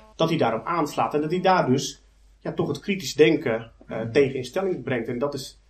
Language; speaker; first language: Dutch; native; Dutch